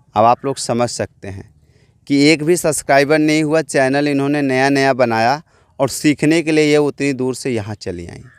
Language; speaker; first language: Hindi; native; Hindi